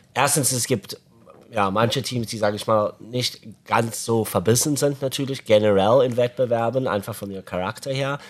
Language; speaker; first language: German; non-native, fluent; English